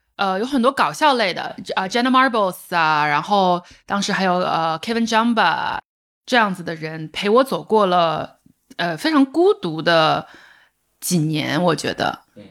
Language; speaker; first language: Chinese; native; Chinese